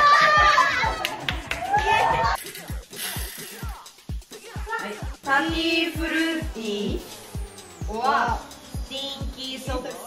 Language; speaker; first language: Japanese; native; Japanese